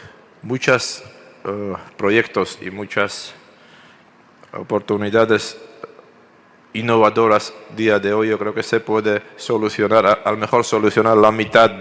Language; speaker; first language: Spanish; non-native, fluent; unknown